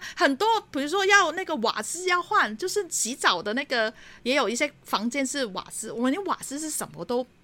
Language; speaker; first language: Chinese; non-native, fluent; Cantonese